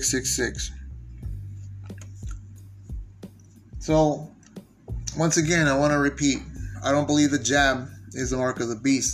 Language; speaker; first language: English; native; English